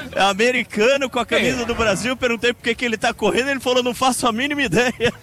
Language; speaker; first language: Portuguese; native; Portuguese